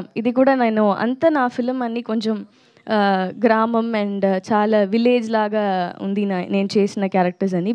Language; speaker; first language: Telugu; non-native, learner; Tamil